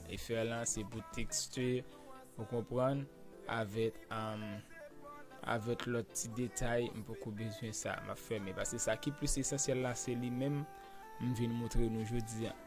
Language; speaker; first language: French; non-native, learner; Haitian Creole